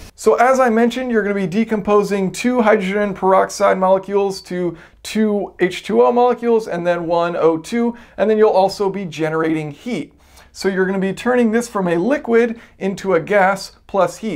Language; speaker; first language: English; native; English